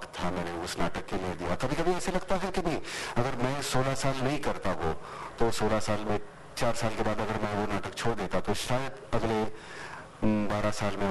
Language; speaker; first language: Hindi; non-native, local second language; Marathi